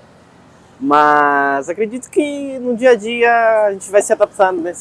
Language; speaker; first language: Portuguese; non-native, fluent; Spanish